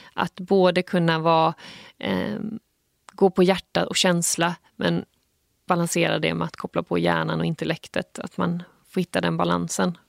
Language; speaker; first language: Swedish; native; Swedish